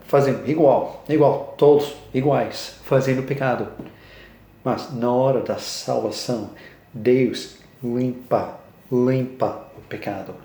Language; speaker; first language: Portuguese; non-native, learner; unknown